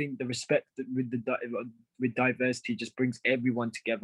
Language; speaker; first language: English; native; English